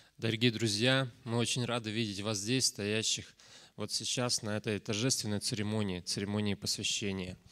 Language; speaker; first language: Russian; native; Russian